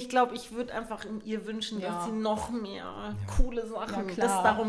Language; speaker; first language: German; native; German